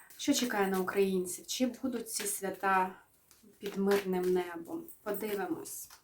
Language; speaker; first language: Ukrainian; native; Ukrainian